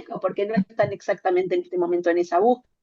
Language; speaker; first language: Spanish; native; Spanish